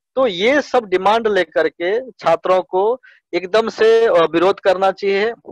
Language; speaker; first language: Hindi; native; Hindi